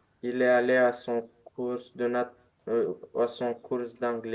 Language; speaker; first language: French; non-native, learner; Romanian